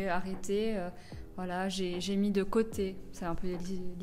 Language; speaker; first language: French; native; French